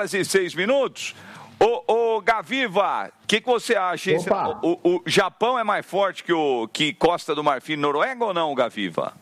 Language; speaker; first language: Portuguese; native; Portuguese